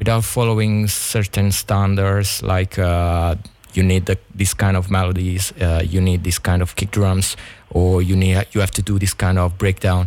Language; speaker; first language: English; non-native, fluent; Italian